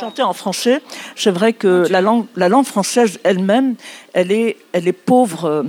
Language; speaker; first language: French; non-native, local second language; Arabic